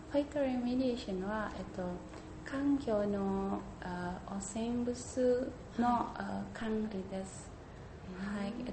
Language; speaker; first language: Japanese; non-native, learner; Indonesian